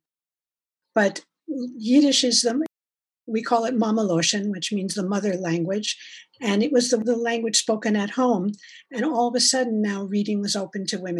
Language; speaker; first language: English; native; English